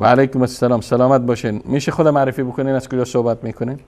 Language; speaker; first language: Persian; native; Persian